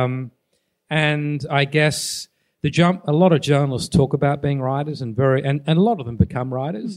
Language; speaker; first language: English; native; English